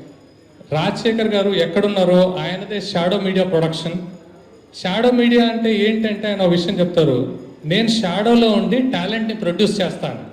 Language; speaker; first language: Telugu; native; Telugu